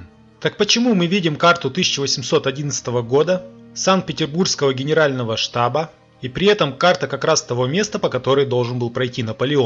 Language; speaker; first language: Russian; native; Russian